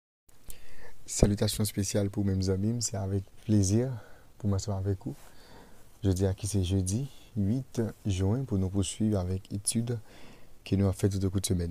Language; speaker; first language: French; non-native, local second language; Haitian Creole